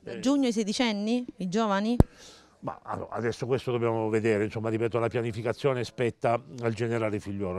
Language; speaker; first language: Italian; native; Italian